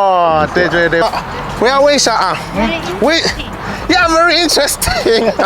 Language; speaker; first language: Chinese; non-native, learner; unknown